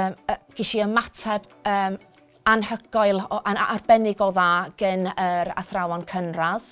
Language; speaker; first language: Welsh; native; Welsh